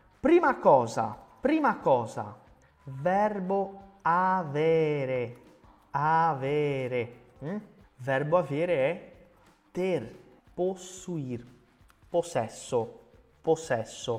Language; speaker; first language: Italian; non-native, fluent; Portuguese